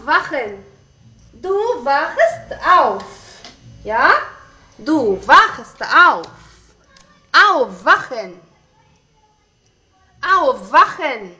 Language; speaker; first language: German; non-native, fluent; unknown